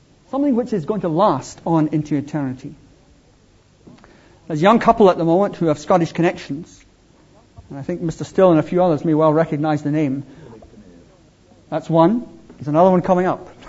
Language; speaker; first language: English; native; English